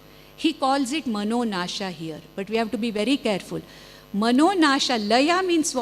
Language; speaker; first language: English; non-native, local second language; Konkani